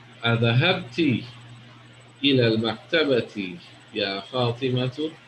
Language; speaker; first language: Arabic; non-native, fluent; English